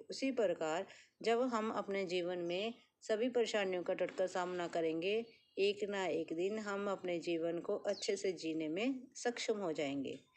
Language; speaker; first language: Hindi; native; Hindi